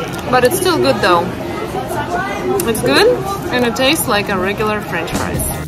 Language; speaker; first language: English; non-native, fluent; Russian